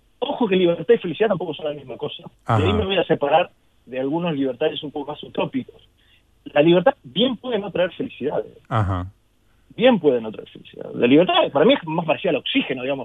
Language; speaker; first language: Spanish; native; Spanish